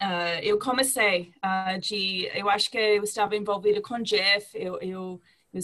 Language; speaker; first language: Portuguese; non-native, fluent; English